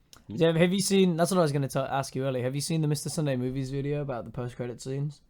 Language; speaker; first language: English; native; English